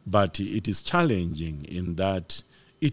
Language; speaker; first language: English; non-native, local second language; Shona